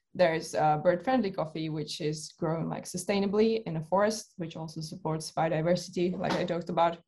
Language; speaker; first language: English; non-native, fluent; Czech